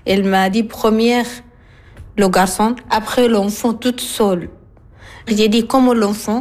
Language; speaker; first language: French; non-native, learner; Arabic